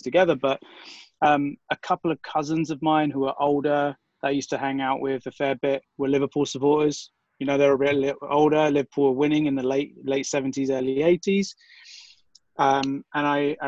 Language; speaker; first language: English; native; English